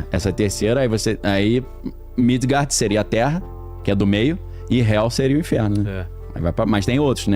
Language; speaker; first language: Portuguese; native; Portuguese